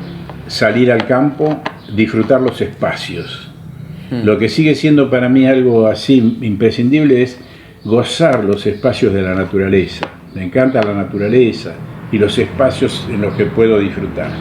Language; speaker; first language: Spanish; native; Spanish